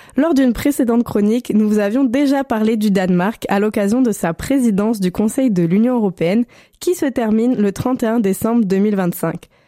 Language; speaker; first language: French; native; French